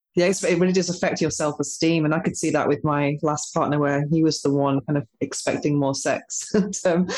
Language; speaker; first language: English; native; English